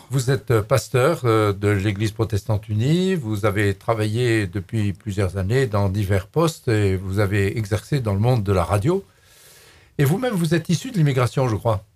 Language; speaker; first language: French; native; French